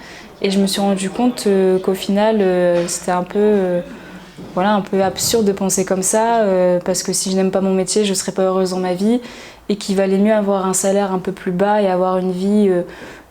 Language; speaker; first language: French; native; French